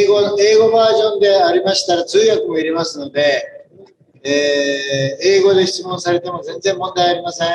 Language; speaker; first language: Japanese; native; Japanese